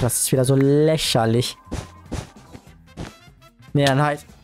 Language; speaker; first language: German; native; German